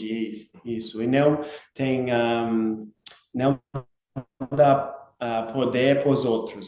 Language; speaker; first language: Portuguese; non-native, learner; English